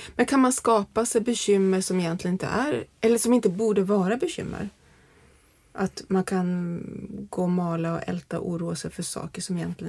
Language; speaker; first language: Swedish; native; Swedish